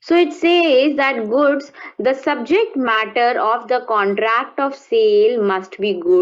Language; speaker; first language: English; non-native, local second language; Hindi